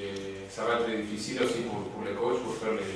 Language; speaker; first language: French; non-native, learner; Spanish